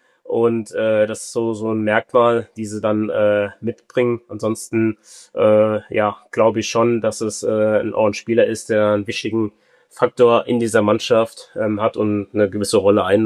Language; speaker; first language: German; early bilingual, other home language; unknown